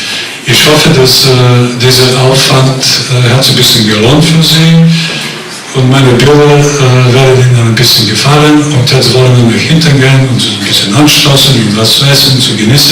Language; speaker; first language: German; non-native, fluent; Bulgarian